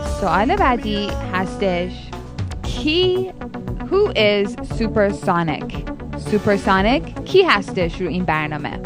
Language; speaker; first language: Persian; early bilingual, heritage; Persian